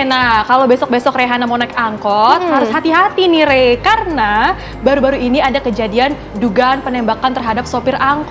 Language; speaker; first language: Indonesian; native; Indonesian